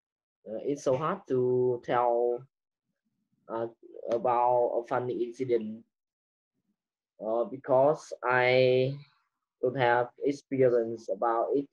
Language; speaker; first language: English; non-native, learner; Vietnamese